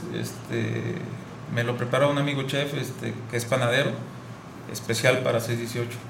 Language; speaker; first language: Spanish; native; Spanish